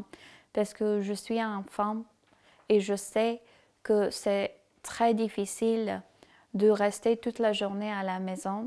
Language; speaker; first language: French; non-native, learner; Persian